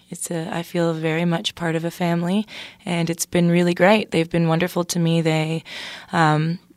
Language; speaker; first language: English; native; English